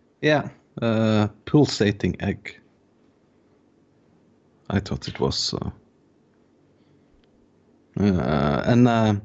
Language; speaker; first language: English; non-native, fluent; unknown